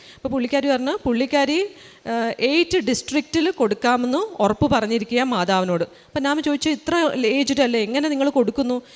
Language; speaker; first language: Malayalam; early bilingual, heritage; Malayalam